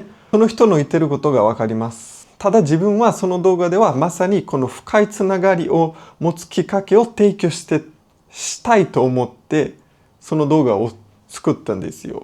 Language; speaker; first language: Japanese; non-native, fluent; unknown